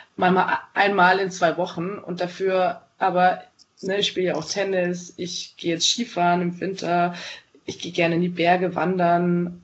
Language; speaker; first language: German; native; German